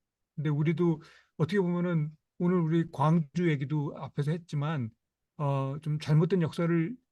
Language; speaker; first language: Korean; native; Korean